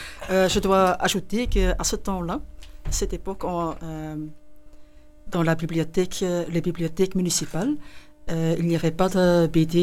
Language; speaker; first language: French; non-native, local second language; Dutch